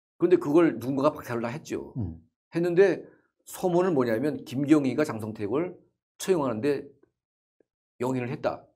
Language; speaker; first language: Korean; native; Korean